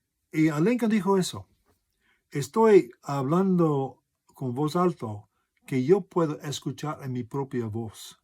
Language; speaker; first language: Spanish; non-native, fluent; English